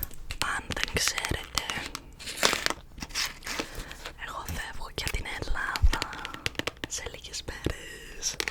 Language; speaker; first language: Greek; early bilingual, heritage; English